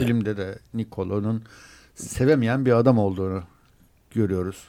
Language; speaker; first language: Turkish; native; Turkish